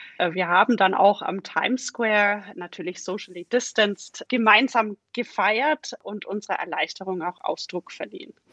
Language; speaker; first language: German; native; German